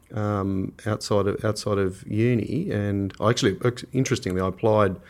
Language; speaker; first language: English; native; English